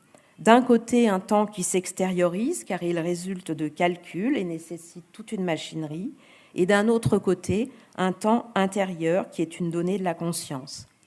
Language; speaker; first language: French; native; French